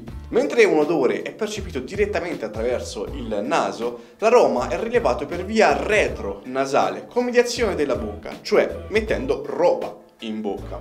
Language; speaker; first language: Italian; native; Italian